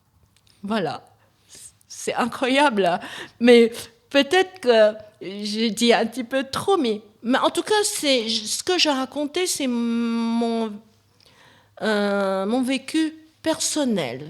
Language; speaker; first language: French; non-native, fluent; Chinese